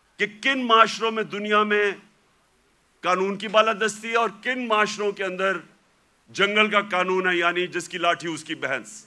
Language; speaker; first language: Urdu; native; Urdu